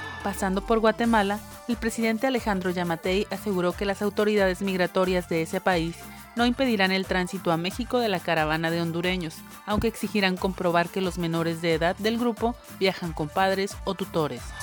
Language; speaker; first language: Spanish; native; Spanish